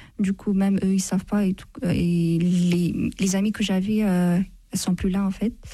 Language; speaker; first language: French; non-native, fluent; Amharic